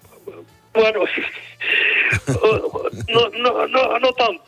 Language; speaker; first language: Spanish; non-native, local second language; Galician